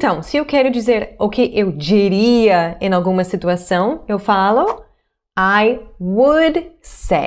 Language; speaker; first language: Portuguese; non-native, fluent; English